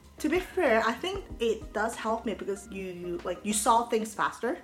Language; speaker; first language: English; early bilingual, other home language; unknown